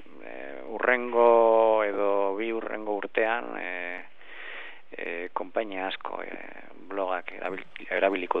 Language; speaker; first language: Basque; non-native, learner; Spanish